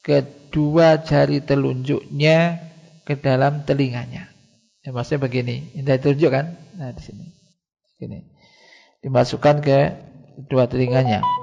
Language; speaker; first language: Indonesian; native; Indonesian